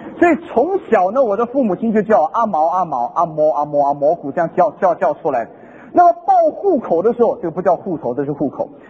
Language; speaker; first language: Chinese; non-native, local second language; Hakka Chinese